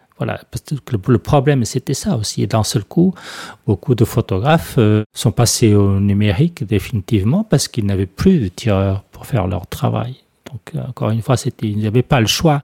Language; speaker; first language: French; non-native, fluent; Portuguese